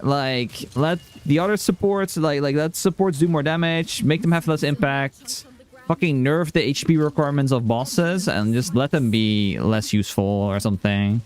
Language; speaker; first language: English; native; English